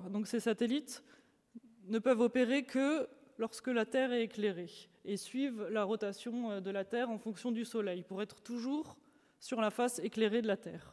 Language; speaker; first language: French; native; French